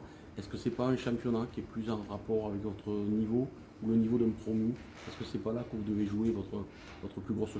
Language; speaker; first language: French; native; French